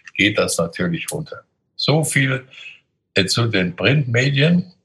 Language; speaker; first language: German; native; German